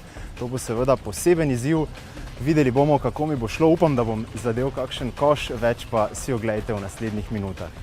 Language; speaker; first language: Slovenian; native; Slovenian